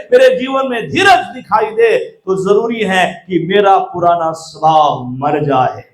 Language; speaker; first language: Hindi; non-native, local second language; Marathi